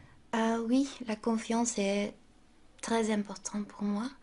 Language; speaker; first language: French; non-native, local second language; Dutch